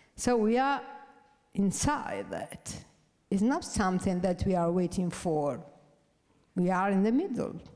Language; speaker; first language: English; non-native, fluent; Italian